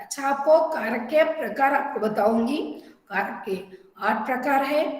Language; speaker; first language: Hindi; non-native, local second language; Telugu